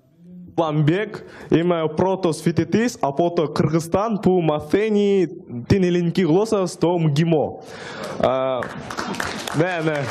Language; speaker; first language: Greek; non-native, learner; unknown